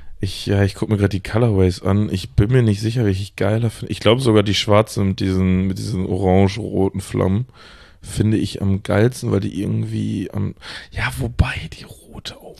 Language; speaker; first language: German; native; German